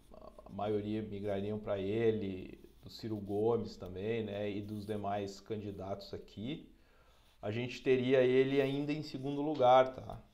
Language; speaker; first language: Portuguese; native; Portuguese